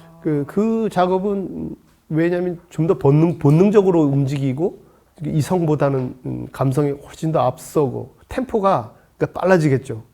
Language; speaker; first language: Korean; native; Korean